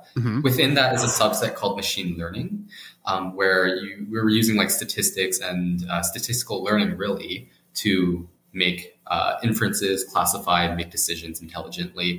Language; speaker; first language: English; native; English